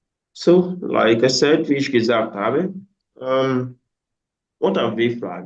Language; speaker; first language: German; non-native, fluent; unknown